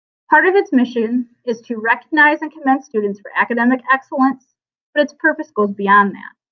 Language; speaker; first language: English; native; English